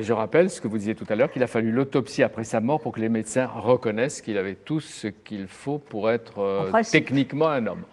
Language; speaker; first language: French; native; French